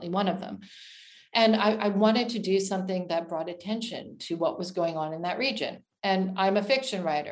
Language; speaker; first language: English; native; English